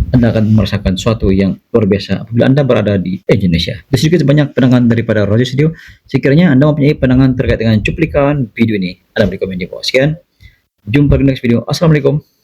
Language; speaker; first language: Malay; native; Malay